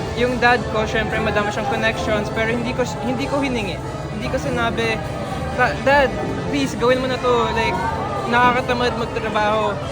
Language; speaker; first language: Filipino; non-native, local second language; English